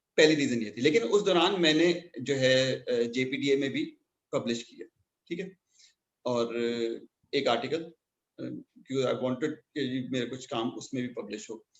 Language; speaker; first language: Urdu; native; Urdu